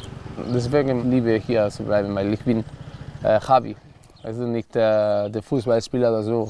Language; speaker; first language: German; non-native, learner; Spanish